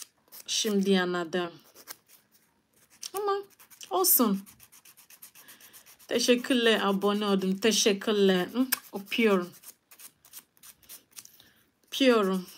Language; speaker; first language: Turkish; non-native, learner; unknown